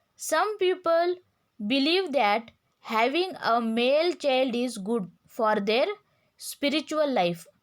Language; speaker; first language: English; non-native, local second language; Kannada